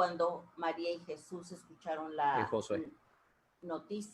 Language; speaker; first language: Spanish; native; Spanish